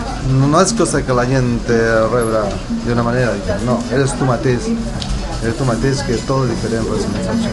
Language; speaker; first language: Catalan; non-native, learner; Spanish